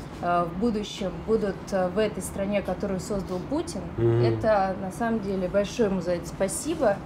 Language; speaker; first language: Russian; native; Russian